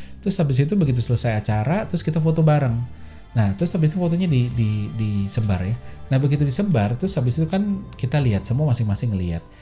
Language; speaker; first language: Indonesian; native; Indonesian